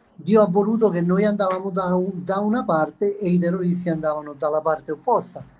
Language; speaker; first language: Italian; native; Italian